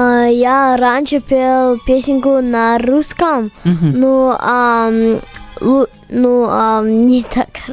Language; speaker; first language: Russian; early bilingual, heritage; English